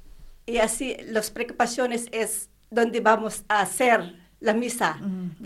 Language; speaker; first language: Spanish; non-native, learner; Filipino